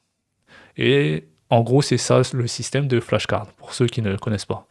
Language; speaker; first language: French; native; French